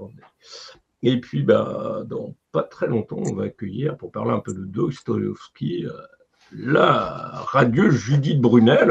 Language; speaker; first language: French; native; French